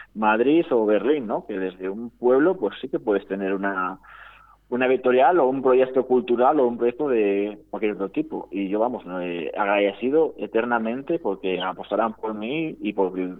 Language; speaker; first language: Spanish; native; Spanish